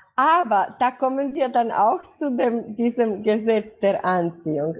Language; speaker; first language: German; non-native, fluent; Croatian